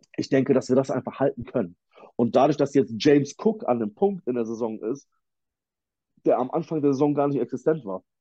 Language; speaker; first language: German; native; German